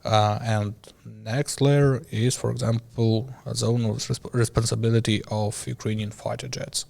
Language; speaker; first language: English; non-native, learner; Ukrainian